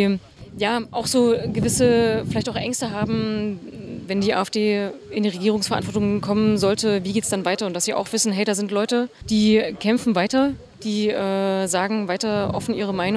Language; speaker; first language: German; native; German